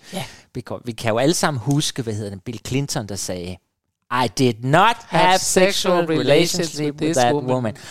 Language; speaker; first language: Danish; native; Danish